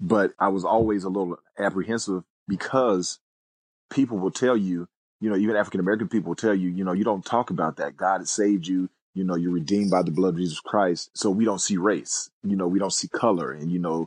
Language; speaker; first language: English; native; English